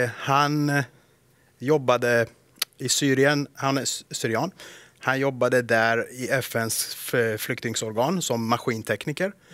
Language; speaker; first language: Swedish; early bilingual, other home language; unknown